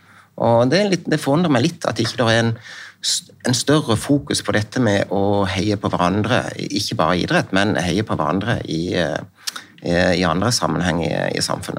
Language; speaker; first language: Norwegian; native; Norwegian